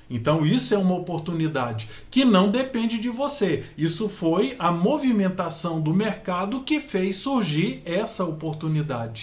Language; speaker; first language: Portuguese; native; Portuguese